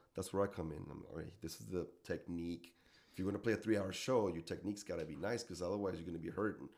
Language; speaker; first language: English; non-native, fluent; Spanish